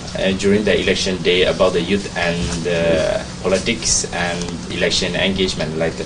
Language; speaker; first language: English; non-native, learner; Burmese